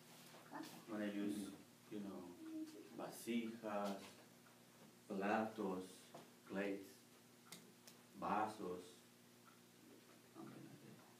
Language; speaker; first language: English; non-native, learner; Spanish